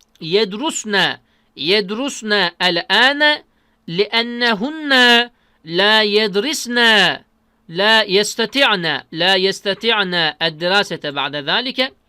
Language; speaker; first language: Arabic; non-native, fluent; Turkish